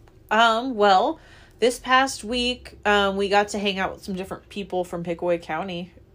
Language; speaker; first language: English; native; English